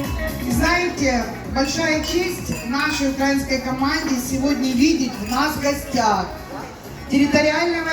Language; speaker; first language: Russian; native; Russian